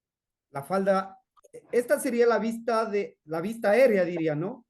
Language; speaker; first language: Spanish; native; Spanish